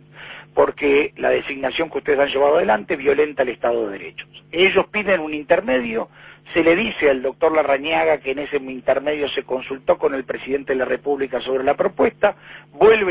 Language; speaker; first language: Spanish; native; Spanish